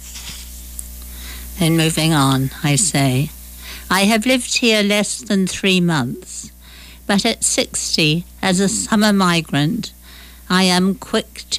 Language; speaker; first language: English; native; English